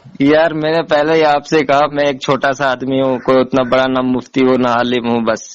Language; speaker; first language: Urdu; non-native, local second language; Kashmiri